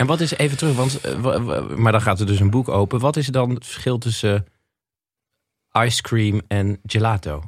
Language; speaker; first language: Dutch; native; Dutch